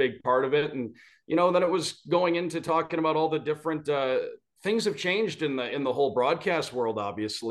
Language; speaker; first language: English; native; English